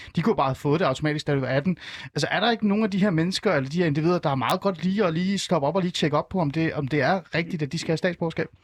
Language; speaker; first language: Danish; early bilingual, other home language; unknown